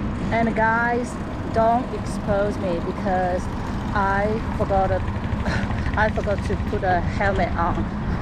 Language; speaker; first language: English; non-native, fluent; Chinese